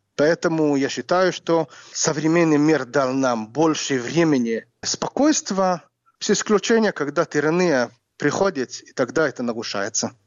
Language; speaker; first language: Russian; non-native, fluent; Hebrew